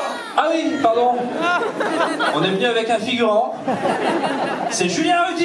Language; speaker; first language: French; native; French